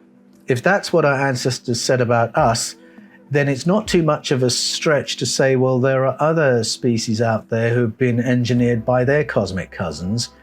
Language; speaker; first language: English; native; English